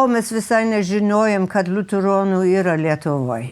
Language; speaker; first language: Lithuanian; early bilingual, heritage; Lithuanian